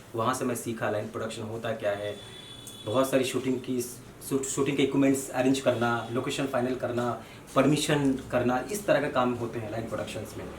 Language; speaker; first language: Hindi; non-native, local second language; Bangla